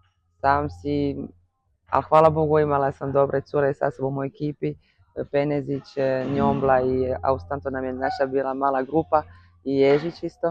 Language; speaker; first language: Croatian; early bilingual, heritage; Croatian